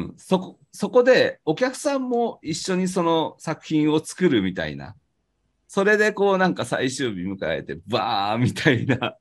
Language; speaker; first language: Japanese; native; Japanese